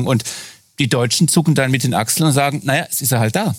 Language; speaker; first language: German; native; German